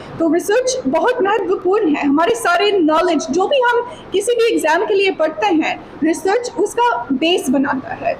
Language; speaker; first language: Hindi; non-native, fluent; English